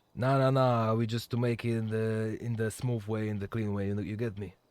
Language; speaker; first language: English; non-native, learner; Polish